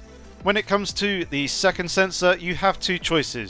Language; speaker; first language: English; native; English